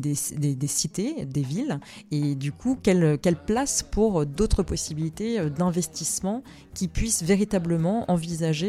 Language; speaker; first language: French; native; French